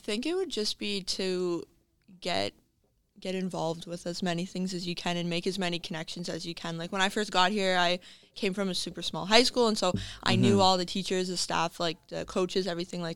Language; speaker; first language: English; native; English